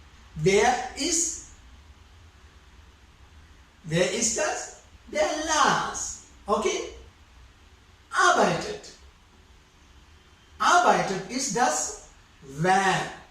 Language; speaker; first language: German; non-native, fluent; Sinhala